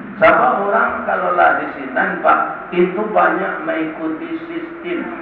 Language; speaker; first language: Malay; non-native, local second language; Minangkabau